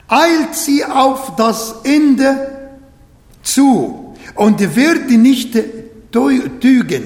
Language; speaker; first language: German; non-native, fluent; Arabic